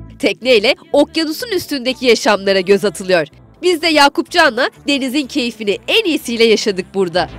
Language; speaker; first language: Turkish; native; Turkish